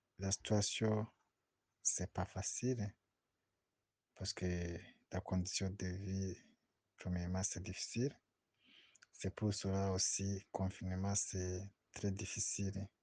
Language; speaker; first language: French; non-native, local second language; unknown